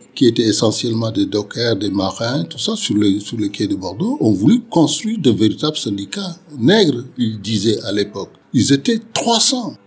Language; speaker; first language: French; non-native, local second language; Wolof